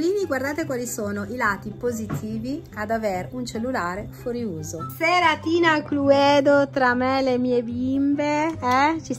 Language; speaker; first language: Italian; native; Italian